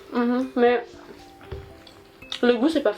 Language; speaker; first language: French; non-native, learner; Indonesian